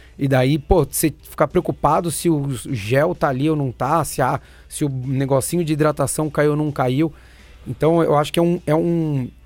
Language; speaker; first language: Portuguese; native; Portuguese